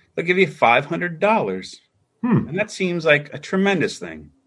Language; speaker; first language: English; native; English